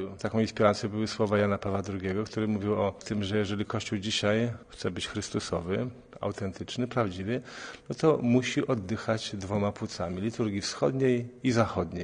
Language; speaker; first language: Polish; native; Polish